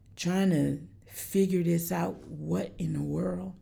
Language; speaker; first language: English; native; English